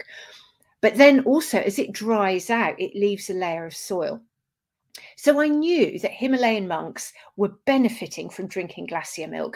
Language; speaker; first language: English; native; English